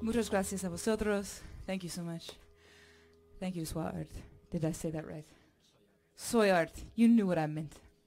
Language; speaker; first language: English; native; English